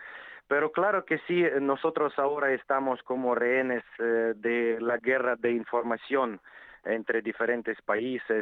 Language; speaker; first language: Spanish; non-native, fluent; Ukrainian